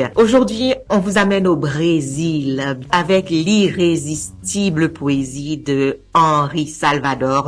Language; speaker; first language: French; native; French